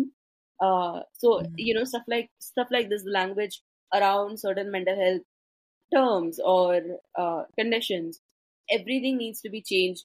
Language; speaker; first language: English; non-native, local second language; Hindi